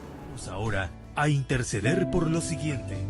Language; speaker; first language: Spanish; native; Spanish